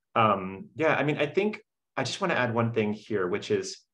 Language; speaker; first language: English; native; English